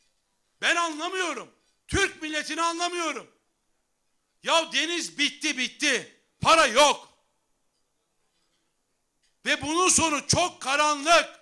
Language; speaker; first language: Turkish; native; Turkish